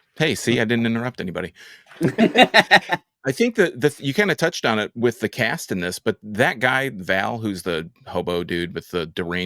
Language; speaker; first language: English; native; English